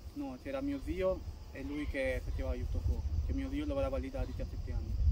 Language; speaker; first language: Italian; non-native, fluent; Urdu